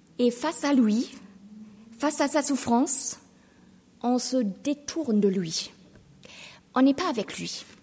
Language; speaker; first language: French; non-native, fluent; German